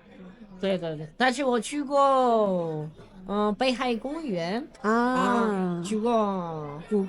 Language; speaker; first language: Chinese; non-native, learner; Spanish